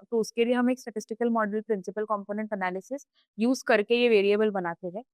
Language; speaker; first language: Hindi; non-native, local second language; Marathi